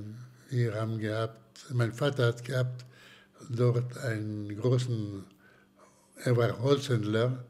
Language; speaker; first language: German; non-native, fluent; Slovak